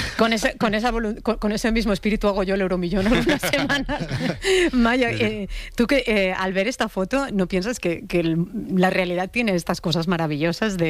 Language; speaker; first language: Spanish; native; Spanish